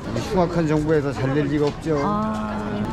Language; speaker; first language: Korean; native; Korean